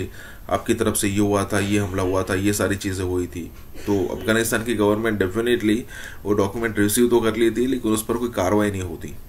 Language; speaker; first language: Hindi; native; Hindi